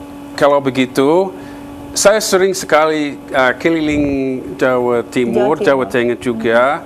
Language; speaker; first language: Indonesian; non-native, fluent; English